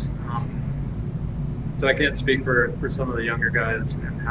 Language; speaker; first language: English; early bilingual, other home language; Spanish